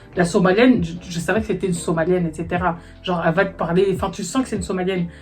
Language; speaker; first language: French; native; French